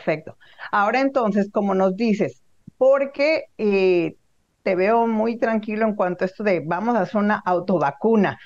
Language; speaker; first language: Spanish; native; Spanish